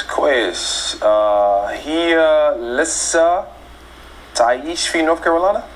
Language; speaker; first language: Arabic; non-native, learner; English